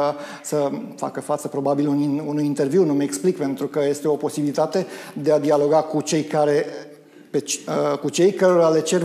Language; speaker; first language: Romanian; native; Romanian